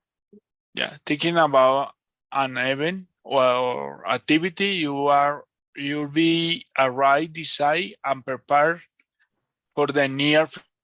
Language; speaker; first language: English; non-native, learner; Spanish